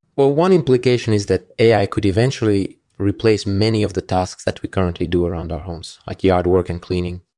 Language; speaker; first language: English; native; English